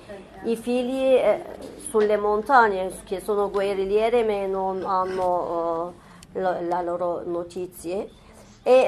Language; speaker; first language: Italian; non-native, fluent; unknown